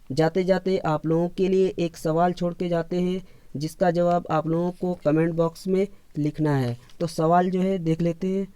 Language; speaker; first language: Urdu; native; Urdu